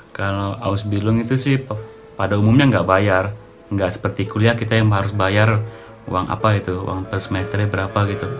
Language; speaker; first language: Indonesian; native; Indonesian